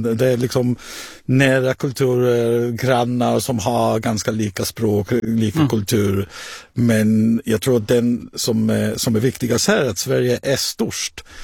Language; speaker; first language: Swedish; non-native, fluent; Hebrew